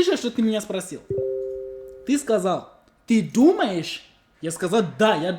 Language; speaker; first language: Russian; non-native, learner; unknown